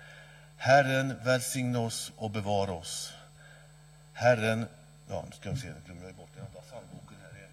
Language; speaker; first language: Swedish; native; Swedish